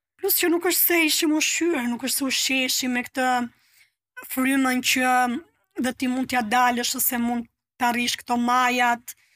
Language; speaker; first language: Albanian; native; Albanian